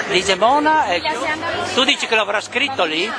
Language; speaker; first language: Italian; native; Italian